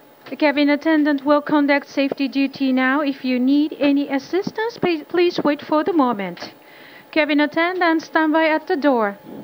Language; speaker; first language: English; non-native, fluent; Japanese